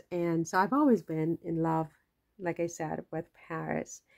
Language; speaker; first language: English; native; English